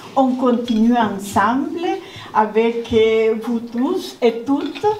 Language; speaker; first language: French; non-native, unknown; Spanish